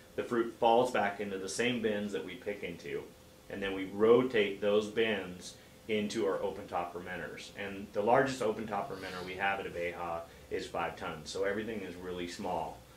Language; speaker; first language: English; native; English